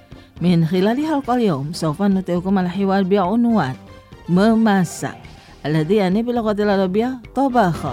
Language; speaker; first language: Arabic; non-native, fluent; Indonesian